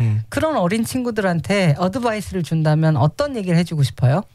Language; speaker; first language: Korean; native; Korean